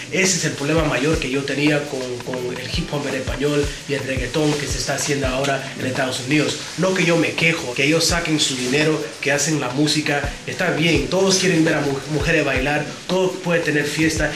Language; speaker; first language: Spanish; early bilingual, heritage; Spanish